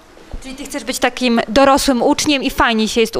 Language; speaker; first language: Polish; native; Polish